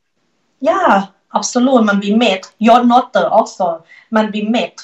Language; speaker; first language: Swedish; non-native, learner; Thai